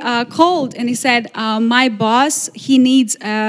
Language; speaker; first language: English; non-native, fluent; Ukrainian